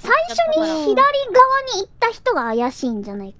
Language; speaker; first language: Japanese; native; Japanese